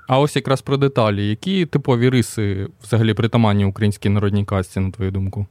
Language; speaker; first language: Ukrainian; native; Ukrainian